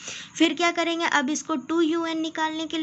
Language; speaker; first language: Hindi; native; Hindi